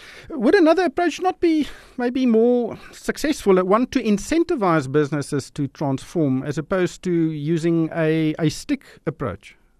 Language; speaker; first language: English; non-native, local second language; Afrikaans